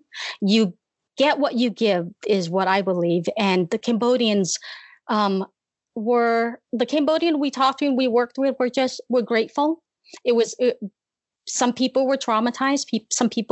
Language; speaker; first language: English; early bilingual, other home language; Khmer